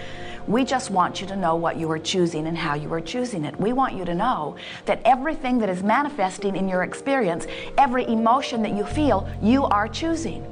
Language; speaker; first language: English; native; English